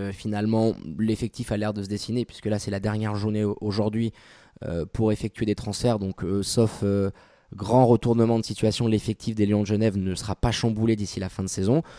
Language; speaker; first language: French; native; French